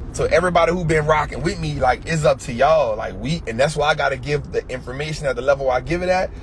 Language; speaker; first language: English; native; English